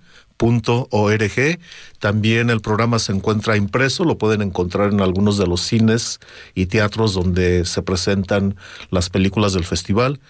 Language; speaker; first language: Spanish; native; Spanish